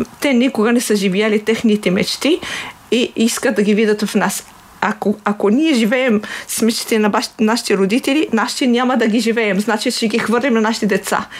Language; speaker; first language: Bulgarian; non-native, fluent; Arabic